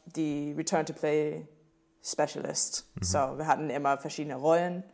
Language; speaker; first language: German; non-native, fluent; English